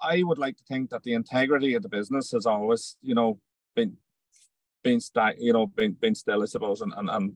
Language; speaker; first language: English; native; English